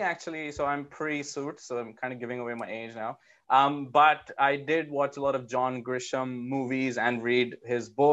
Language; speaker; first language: English; non-native, local second language; Hindi